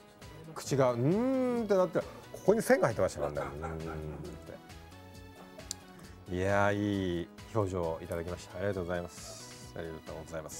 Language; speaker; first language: Japanese; native; Japanese